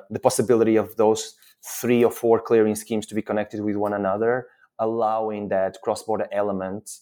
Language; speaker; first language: English; non-native, fluent; Portuguese